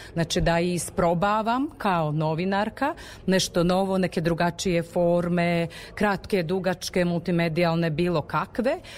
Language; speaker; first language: Serbian; non-native, local second language; Slovak